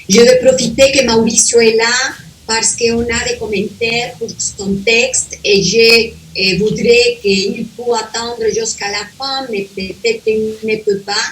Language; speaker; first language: French; non-native, fluent; Spanish